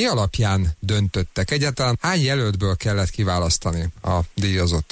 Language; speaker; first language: Hungarian; native; Hungarian